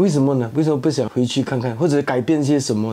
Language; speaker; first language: Chinese; native; Chinese